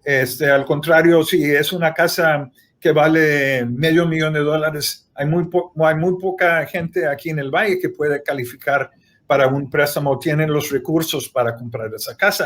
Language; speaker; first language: Spanish; early bilingual, heritage; Spanish